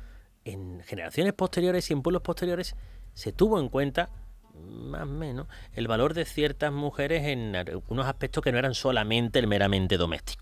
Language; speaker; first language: Spanish; native; Spanish